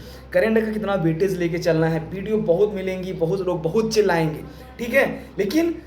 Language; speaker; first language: Hindi; native; Hindi